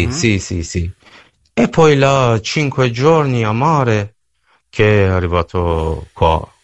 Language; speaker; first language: Italian; non-native, learner; Persian